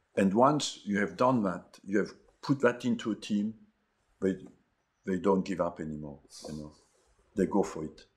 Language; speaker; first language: English; non-native, fluent; French